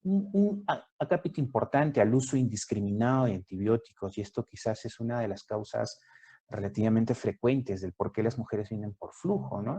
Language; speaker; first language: Spanish; native; Spanish